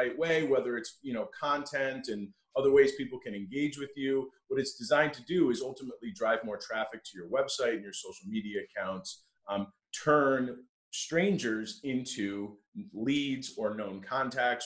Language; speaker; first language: English; native; English